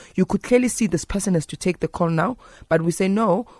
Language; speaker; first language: English; non-native, local second language; Zulu